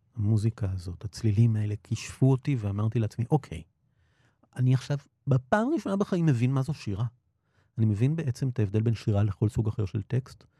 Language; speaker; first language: Hebrew; native; Hebrew